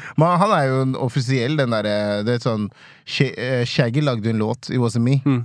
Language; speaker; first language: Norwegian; non-native, fluent; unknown